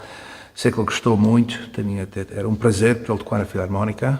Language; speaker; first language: Portuguese; early bilingual, heritage; Portuguese